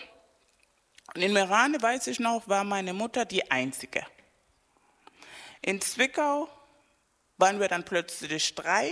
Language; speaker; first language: German; non-native, fluent; Spanish